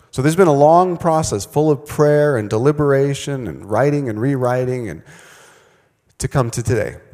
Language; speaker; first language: English; native; English